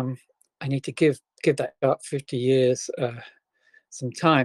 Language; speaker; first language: English; native; English